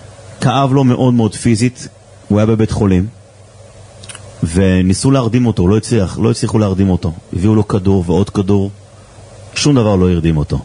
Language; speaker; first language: Hebrew; native; Hebrew